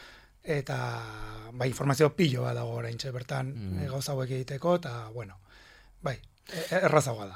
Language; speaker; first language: Basque; non-native, local second language; Spanish